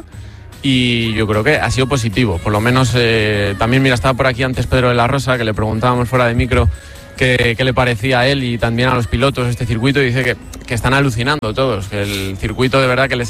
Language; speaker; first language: Spanish; native; Spanish